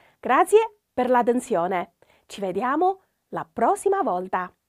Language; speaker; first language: Italian; non-native, fluent; Chinese